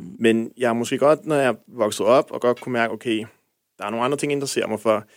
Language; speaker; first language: Danish; native; Danish